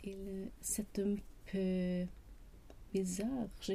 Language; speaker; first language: French; non-native, learner; Swedish